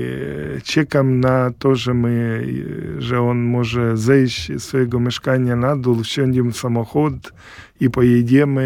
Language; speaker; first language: Polish; non-native, fluent; Ukrainian